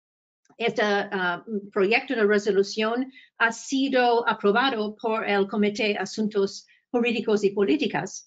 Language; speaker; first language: Spanish; non-native, fluent; English